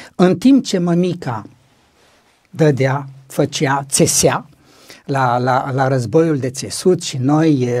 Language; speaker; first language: Romanian; native; Romanian